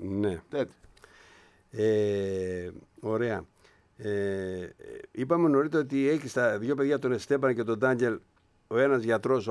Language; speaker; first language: Greek; native; Greek